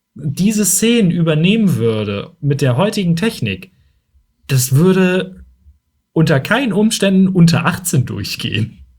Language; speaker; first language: German; native; German